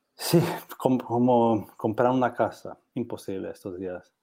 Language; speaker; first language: Spanish; non-native, learner; English